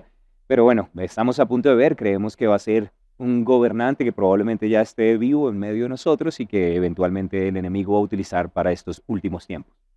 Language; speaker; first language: Spanish; native; Spanish